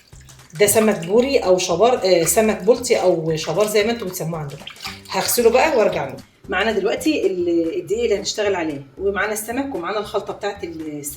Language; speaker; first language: Arabic; native; Arabic